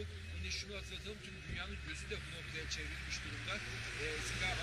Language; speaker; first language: Turkish; native; Turkish